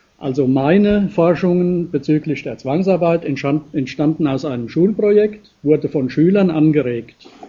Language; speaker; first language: German; native; German